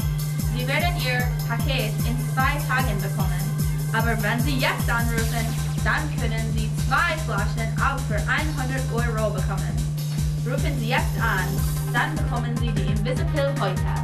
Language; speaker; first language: German; non-native, learner; English